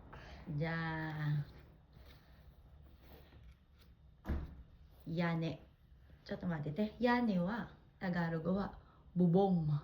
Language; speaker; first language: Japanese; non-native, fluent; Filipino